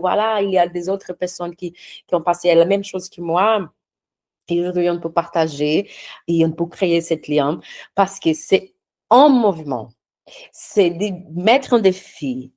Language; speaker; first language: French; non-native, fluent; Portuguese